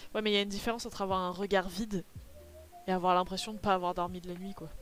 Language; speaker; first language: French; native; French